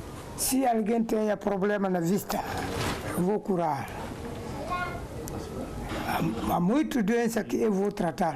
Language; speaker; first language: Portuguese; non-native, local second language; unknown